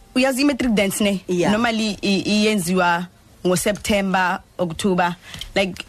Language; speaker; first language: Zulu; non-native, local second language; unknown